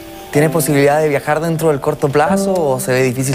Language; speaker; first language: Spanish; native; Spanish